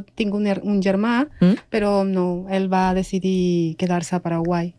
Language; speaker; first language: Catalan; non-native, fluent; Spanish